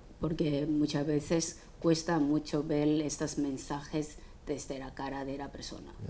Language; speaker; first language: Spanish; non-native, fluent; Chinese